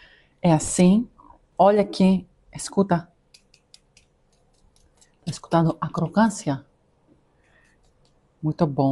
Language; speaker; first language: Portuguese; non-native, fluent; Greek